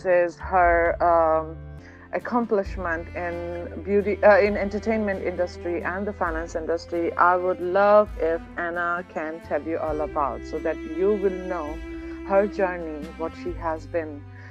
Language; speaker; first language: English; non-native, local second language; Hindi